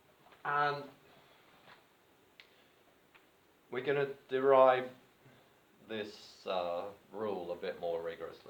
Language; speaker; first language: English; native; English